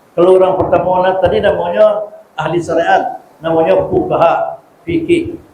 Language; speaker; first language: Malay; non-native, local second language; Minangkabau